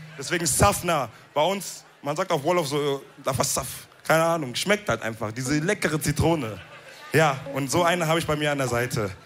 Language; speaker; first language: German; early bilingual, other home language; Wolof